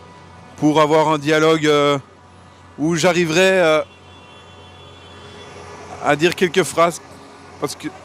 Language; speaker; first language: French; native; French